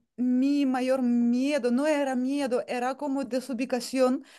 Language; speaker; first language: Spanish; non-native, fluent; Russian